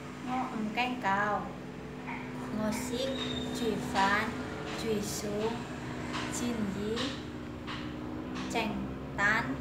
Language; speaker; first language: Cantonese; non-native, learner; Indonesian